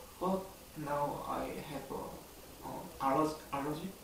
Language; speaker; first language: English; non-native, learner; Korean